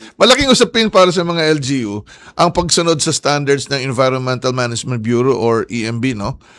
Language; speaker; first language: Filipino; native; Filipino